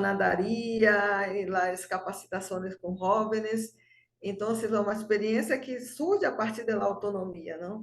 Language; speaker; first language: Portuguese; non-native, fluent; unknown